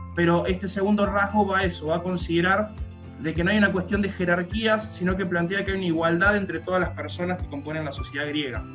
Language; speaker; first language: Spanish; native; Spanish